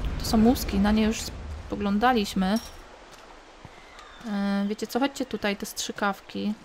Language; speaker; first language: Polish; native; Polish